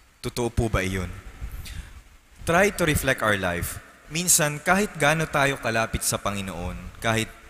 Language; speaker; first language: Filipino; non-native, local second language; Bikol